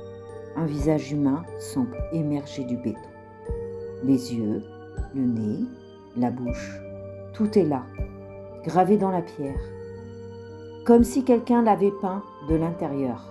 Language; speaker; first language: French; native; French